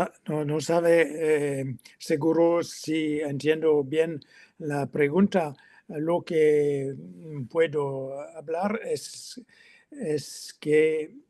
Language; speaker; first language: Spanish; non-native, learner; French